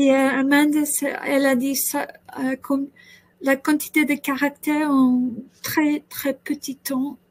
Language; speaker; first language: French; non-native, learner; English